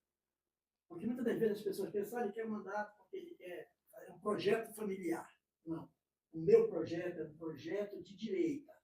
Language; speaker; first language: Portuguese; native; Portuguese